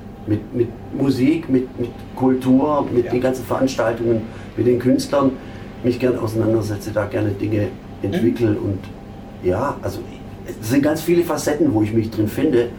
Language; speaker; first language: German; native; German